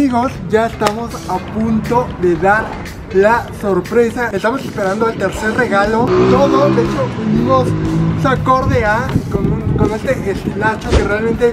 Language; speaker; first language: Spanish; native; Spanish